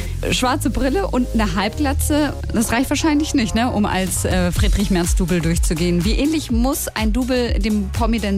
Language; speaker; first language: German; native; German